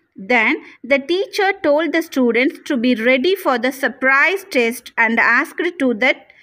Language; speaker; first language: English; non-native, local second language; Tamil